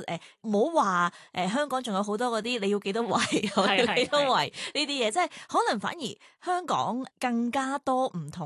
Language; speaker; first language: Cantonese; native; Cantonese